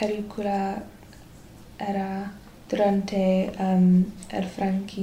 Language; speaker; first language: Spanish; non-native, learner; English